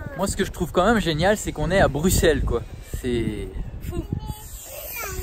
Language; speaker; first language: French; native; French